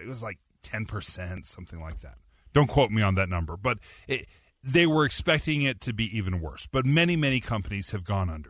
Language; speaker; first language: English; native; English